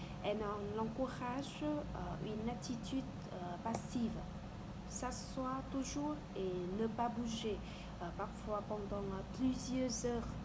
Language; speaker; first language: French; non-native, learner; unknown